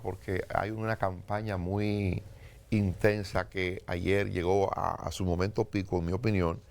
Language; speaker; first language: Spanish; native; Spanish